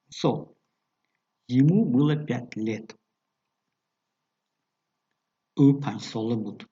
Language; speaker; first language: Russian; non-native, local second language; Tajik